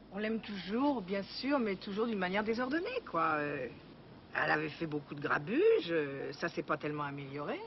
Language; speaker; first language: French; native; French